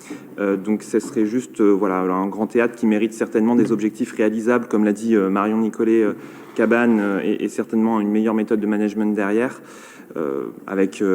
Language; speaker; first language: French; native; French